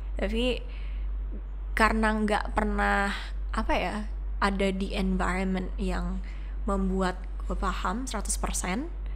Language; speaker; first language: Indonesian; early bilingual, heritage; Indonesian